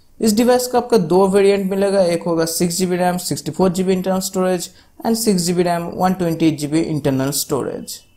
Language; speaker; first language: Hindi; non-native, local second language; Bangla